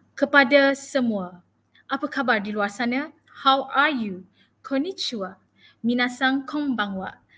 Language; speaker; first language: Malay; native; Malay